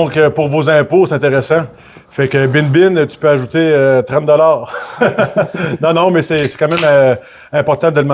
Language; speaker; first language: French; native; French